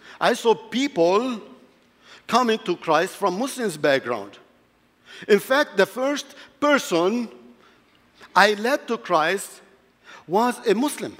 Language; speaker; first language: English; non-native, fluent; Arabic